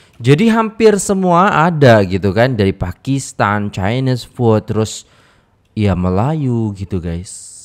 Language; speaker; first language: Indonesian; native; Indonesian